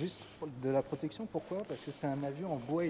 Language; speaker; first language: French; native; French